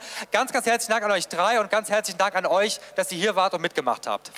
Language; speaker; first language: German; native; German